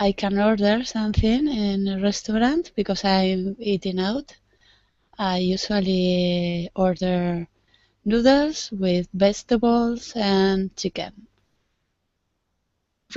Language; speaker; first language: English; non-native, learner; Spanish